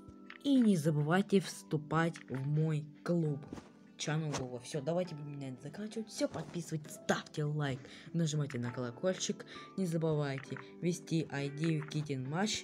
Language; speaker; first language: Russian; native; Russian